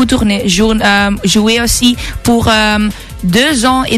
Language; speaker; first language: French; non-native, local second language; Dutch